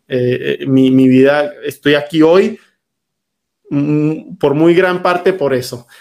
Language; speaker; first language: Spanish; native; Spanish